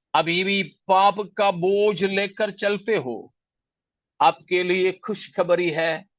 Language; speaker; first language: Hindi; non-native, local second language; Malayalam